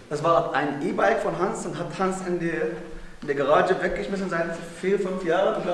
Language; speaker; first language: German; non-native, learner; Arabic